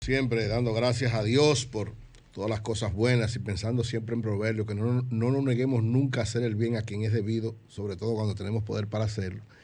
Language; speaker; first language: Spanish; native; Spanish